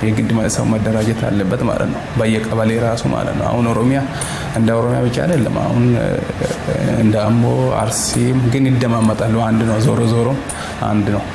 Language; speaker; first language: Amharic; non-native, local second language; Oromo